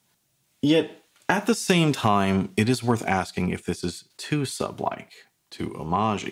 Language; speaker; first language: English; native; English